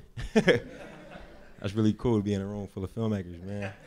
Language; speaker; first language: English; native; English